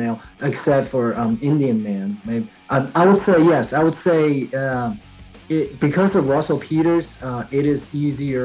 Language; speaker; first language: English; non-native, fluent; Chinese